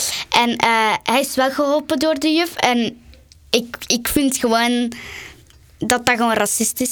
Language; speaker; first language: Dutch; early bilingual, other home language; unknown